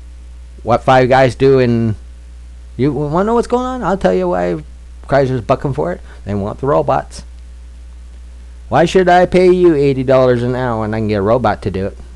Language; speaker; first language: English; native; English